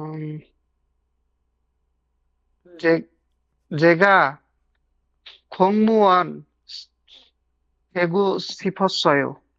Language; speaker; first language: Korean; non-native, learner; Bangla